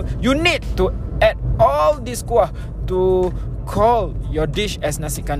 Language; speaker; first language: English; non-native, local second language; Malay